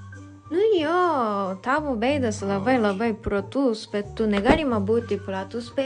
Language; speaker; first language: Lithuanian; non-native, learner; Japanese